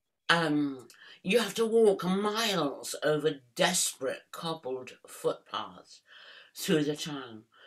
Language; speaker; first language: English; native; English